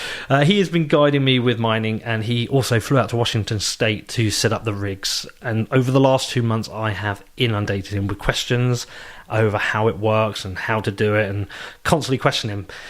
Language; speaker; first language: English; native; English